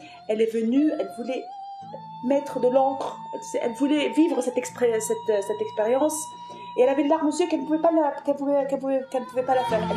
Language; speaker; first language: French; non-native, local second language; Arabic